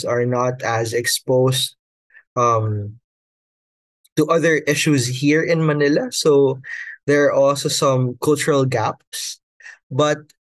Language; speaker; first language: English; non-native, local second language; Filipino